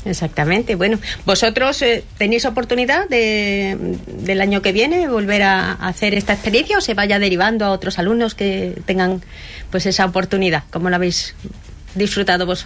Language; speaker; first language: Spanish; native; Spanish